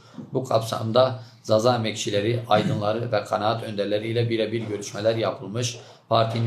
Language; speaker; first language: Turkish; native; Turkish